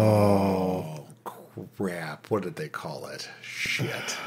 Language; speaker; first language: English; native; English